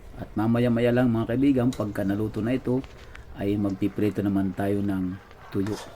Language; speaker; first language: Filipino; non-native, local second language; Cebuano